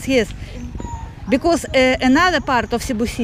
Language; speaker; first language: English; non-native, learner; Russian